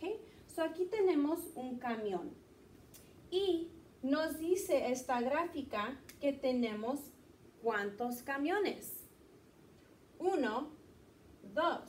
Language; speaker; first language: Spanish; early bilingual, heritage; Spanish